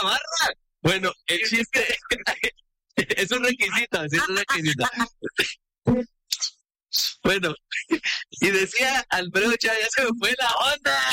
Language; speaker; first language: Spanish; native; Spanish